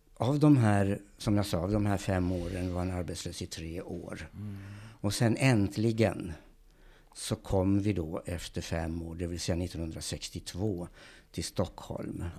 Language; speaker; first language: Swedish; early bilingual, other home language; Hungarian